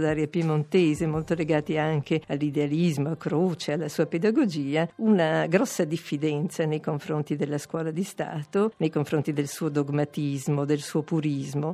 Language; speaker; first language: Italian; native; Italian